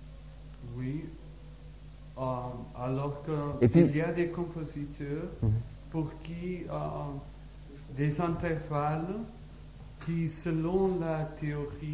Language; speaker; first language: French; non-native, learner; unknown